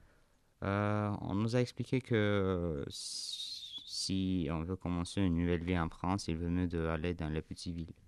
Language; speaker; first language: French; non-native, fluent; Armenian